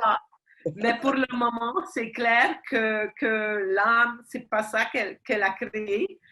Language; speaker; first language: French; non-native, fluent; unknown